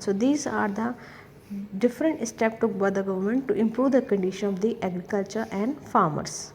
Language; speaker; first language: English; non-native, local second language; Hindi